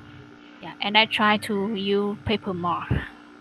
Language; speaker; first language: English; non-native, learner; Vietnamese